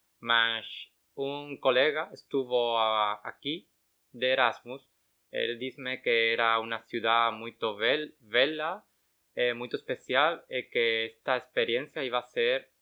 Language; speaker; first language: Portuguese; non-native, learner; Spanish